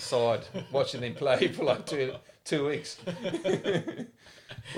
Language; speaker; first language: English; non-native, local second language; Afrikaans